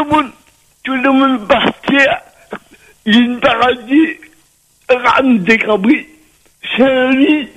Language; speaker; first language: French; non-native, local second language; Réunion Creole French